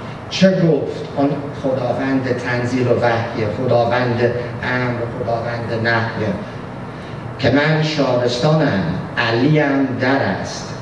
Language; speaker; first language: Persian; non-native, fluent; English